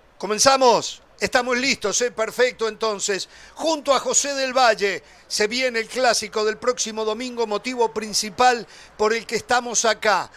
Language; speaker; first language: Spanish; native; Spanish